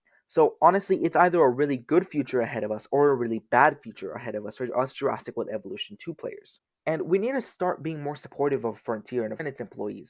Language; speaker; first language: English; native; English